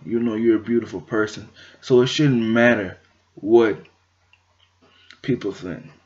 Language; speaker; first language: English; native; English